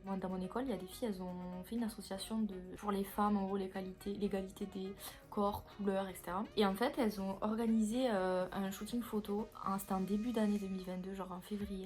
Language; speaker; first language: French; native; French